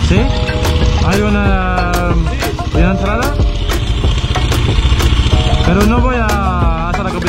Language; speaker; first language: Spanish; non-native, learner; French